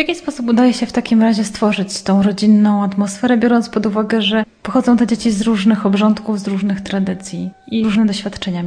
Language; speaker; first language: Polish; native; Polish